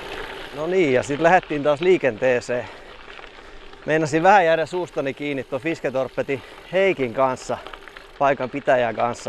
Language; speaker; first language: Finnish; native; Finnish